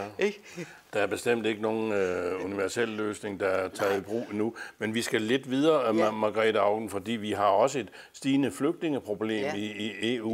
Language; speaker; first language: Danish; native; Danish